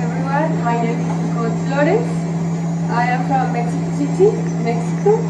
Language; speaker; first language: English; non-native, fluent; Spanish